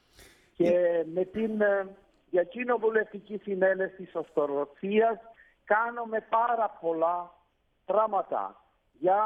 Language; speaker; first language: Greek; non-native, fluent; Italian